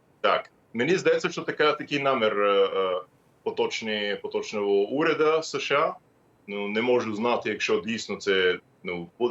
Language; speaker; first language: Ukrainian; non-native, fluent; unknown